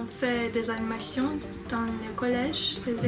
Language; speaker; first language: French; non-native, learner; Azerbaijani